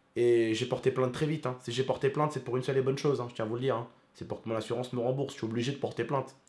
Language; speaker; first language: French; early bilingual, other home language; Arabic